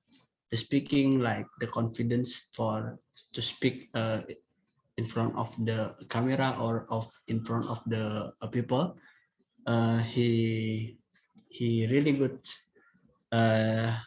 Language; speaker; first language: English; non-native, learner; Indonesian